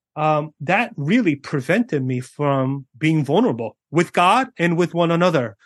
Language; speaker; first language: English; early bilingual, other home language; Korean